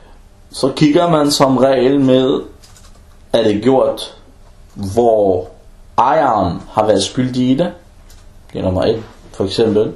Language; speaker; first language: Danish; non-native, fluent; Arabic